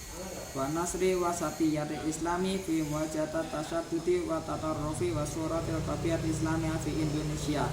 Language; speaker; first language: Arabic; non-native, learner; Indonesian